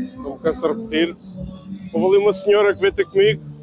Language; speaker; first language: Portuguese; native; Portuguese